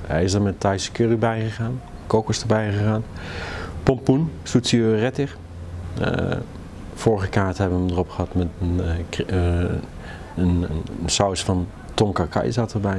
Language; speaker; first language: Dutch; native; Dutch